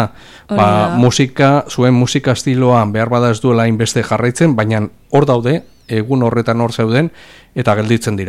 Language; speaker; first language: Basque; native; Basque